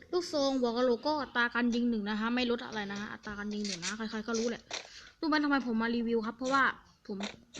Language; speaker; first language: Thai; native; Thai